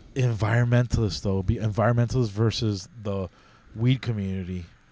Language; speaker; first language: English; native; English